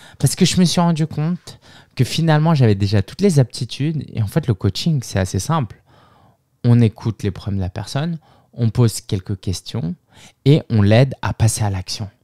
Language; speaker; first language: French; native; French